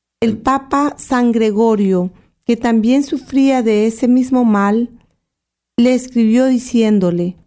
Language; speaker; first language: Spanish; native; Spanish